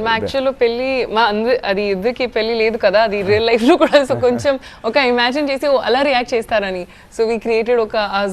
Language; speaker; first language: Telugu; non-native, fluent; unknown